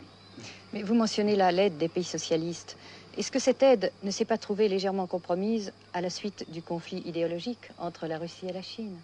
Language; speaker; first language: French; native; French